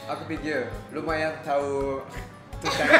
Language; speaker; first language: Indonesian; non-native, learner; Japanese